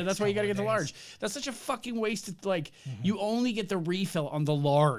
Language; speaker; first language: English; native; English